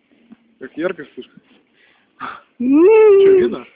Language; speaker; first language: Russian; native; Russian